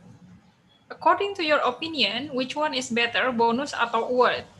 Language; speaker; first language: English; non-native, fluent; Indonesian